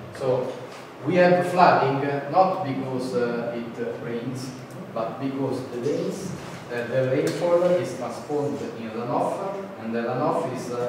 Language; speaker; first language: English; non-native, fluent; Italian